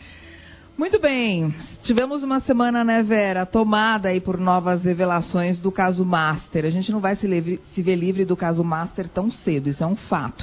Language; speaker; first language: Portuguese; native; Portuguese